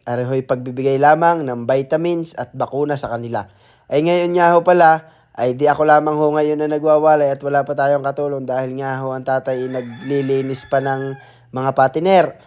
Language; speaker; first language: Filipino; native; Filipino